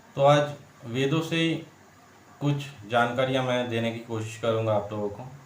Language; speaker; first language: Hindi; non-native, local second language; Bangla